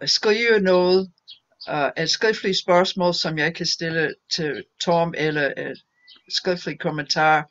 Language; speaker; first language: Danish; non-native, fluent; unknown